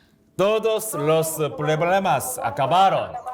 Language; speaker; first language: Spanish; non-native, learner; Korean